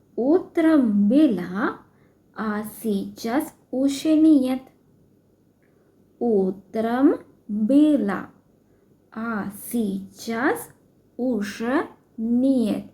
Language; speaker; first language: Russian; non-native, fluent; Sinhala